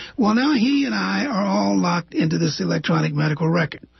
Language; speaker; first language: English; native; English